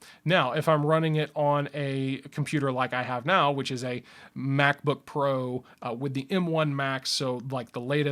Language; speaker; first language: English; native; English